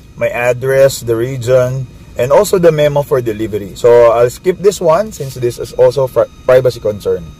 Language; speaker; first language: English; non-native, local second language; Filipino